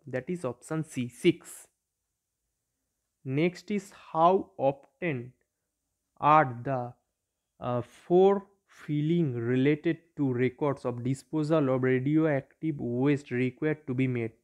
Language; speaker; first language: English; non-native, local second language; Bangla